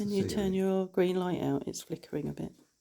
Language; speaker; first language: English; native; English